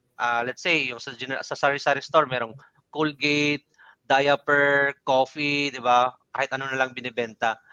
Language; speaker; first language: Filipino; non-native, local second language; Cebuano